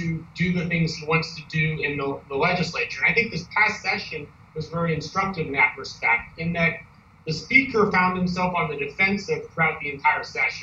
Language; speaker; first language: English; native; English